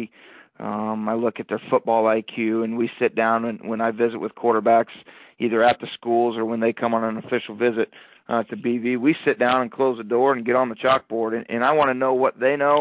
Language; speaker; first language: English; native; English